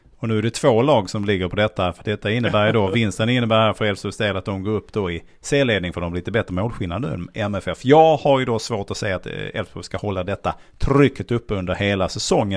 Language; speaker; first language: Swedish; native; Swedish